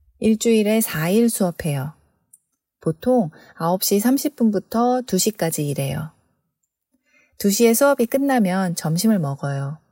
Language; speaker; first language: Korean; native; Korean